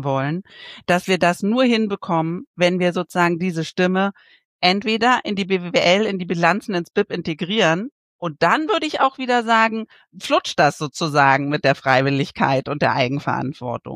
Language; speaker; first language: German; native; German